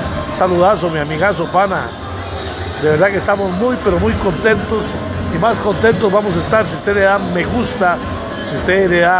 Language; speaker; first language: Spanish; native; Spanish